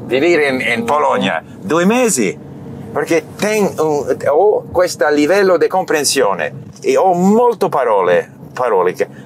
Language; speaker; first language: Italian; non-native, learner; English